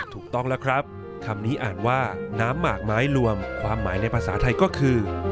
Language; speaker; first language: Thai; native; Thai